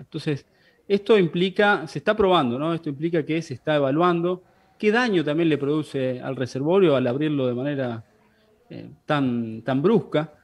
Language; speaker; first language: Spanish; native; Spanish